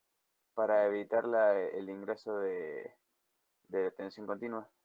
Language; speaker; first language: Spanish; native; Spanish